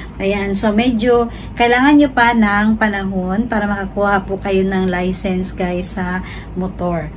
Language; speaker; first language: Filipino; native; Filipino